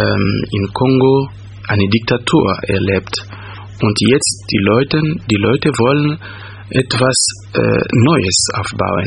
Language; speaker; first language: German; non-native, fluent; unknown